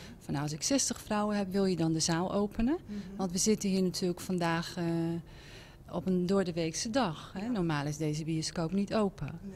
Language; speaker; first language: Dutch; native; Dutch